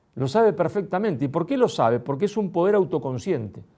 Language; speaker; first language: Spanish; native; Spanish